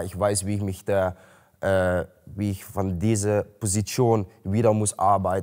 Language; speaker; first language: German; non-native, learner; Dutch